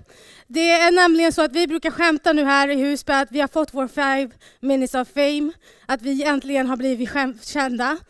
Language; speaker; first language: Swedish; early bilingual, other home language; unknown